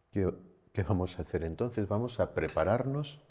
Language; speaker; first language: Spanish; native; Spanish